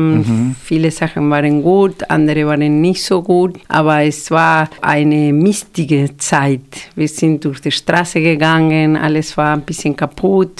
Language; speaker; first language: German; non-native, fluent; Spanish